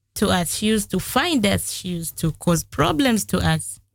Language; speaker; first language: English; non-native, local second language; Ganda